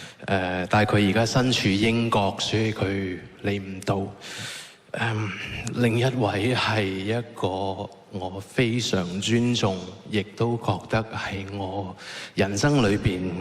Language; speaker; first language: Cantonese; native; Cantonese